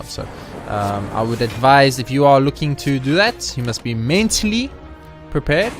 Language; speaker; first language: English; native; English